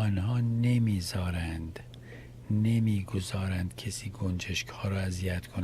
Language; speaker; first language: Persian; early bilingual, heritage; Persian